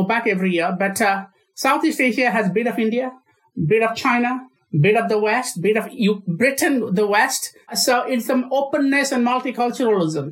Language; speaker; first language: English; non-native, local second language; Odia